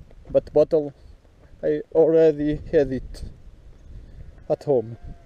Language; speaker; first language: English; non-native, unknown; Portuguese